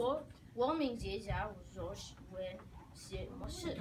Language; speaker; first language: Chinese; non-native, learner; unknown